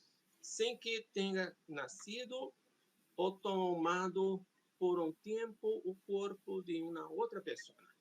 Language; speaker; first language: Spanish; non-native, fluent; Portuguese